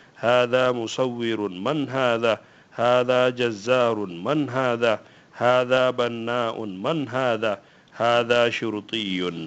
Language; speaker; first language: Arabic; non-native, fluent; Hausa